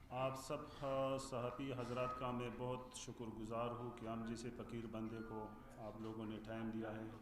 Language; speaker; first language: Urdu; non-native, fluent; Pashto